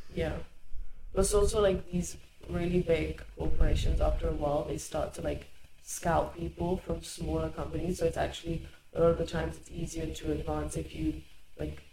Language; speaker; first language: English; early bilingual, other home language; Hungarian